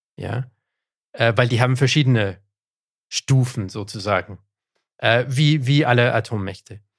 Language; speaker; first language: German; non-native, fluent; English